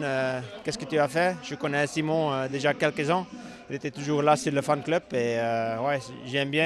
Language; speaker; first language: French; non-native, local second language; Dutch